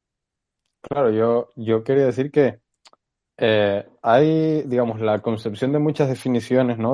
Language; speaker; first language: Spanish; native; Spanish